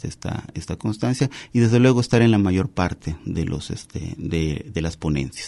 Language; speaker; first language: Spanish; native; Spanish